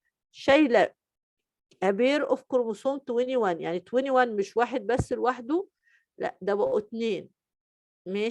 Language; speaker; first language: Arabic; native; Arabic